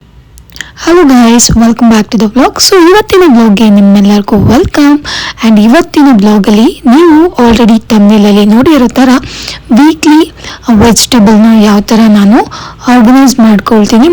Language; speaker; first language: Kannada; native; Kannada